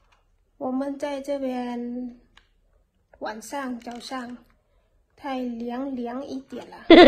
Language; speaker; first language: Chinese; non-native, learner; Lao